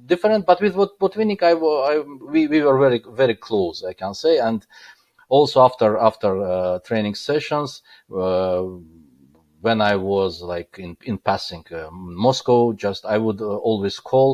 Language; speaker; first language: English; non-native, fluent; Azerbaijani